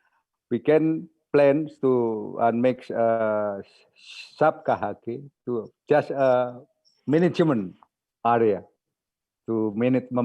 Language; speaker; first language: English; non-native, learner; Indonesian